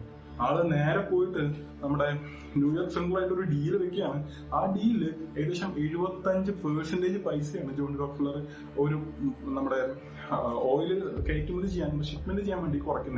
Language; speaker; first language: Malayalam; native; Malayalam